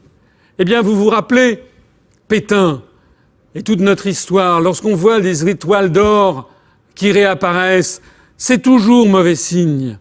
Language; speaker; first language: French; native; French